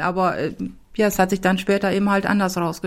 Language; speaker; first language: German; native; German